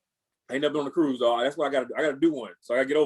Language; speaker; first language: English; native; English